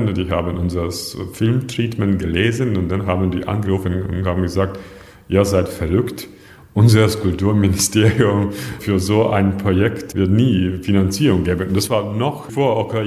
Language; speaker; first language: German; non-native, fluent; Latvian